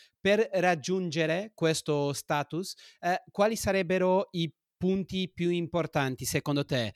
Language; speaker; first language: Italian; non-native, fluent; Portuguese